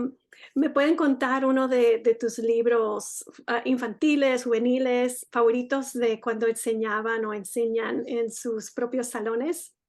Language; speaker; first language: Spanish; early bilingual, heritage; Spanish